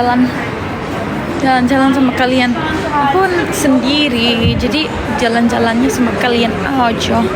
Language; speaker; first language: Indonesian; non-native, learner; Turkish